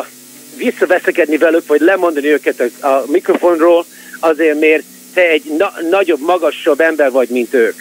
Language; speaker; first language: Hungarian; early bilingual, heritage; Hungarian